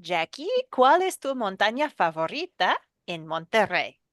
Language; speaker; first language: Spanish; non-native, fluent; English